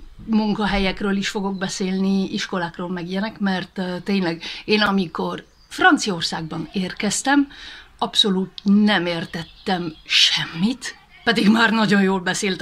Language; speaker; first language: Hungarian; early bilingual, heritage; Hungarian